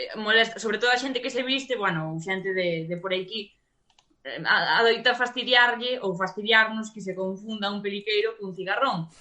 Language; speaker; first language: Galician; native; Galician